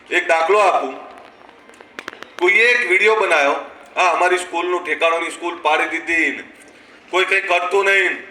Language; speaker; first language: Gujarati; native; Gujarati